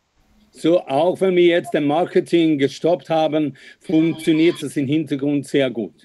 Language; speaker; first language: German; non-native, fluent; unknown